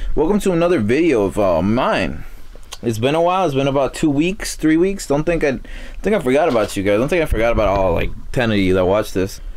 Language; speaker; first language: English; early bilingual, other home language; Spanish